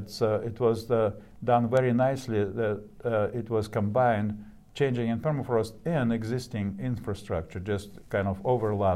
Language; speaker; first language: English; non-native, fluent; Russian